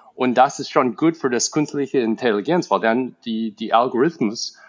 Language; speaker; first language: German; non-native, fluent; English